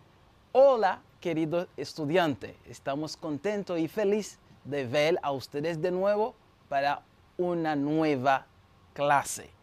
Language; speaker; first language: Spanish; non-native, fluent; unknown